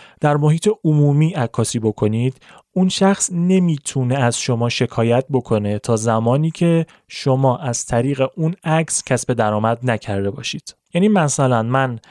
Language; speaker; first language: Persian; native; Persian